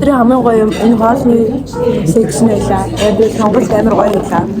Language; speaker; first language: Mongolian; native; Mongolian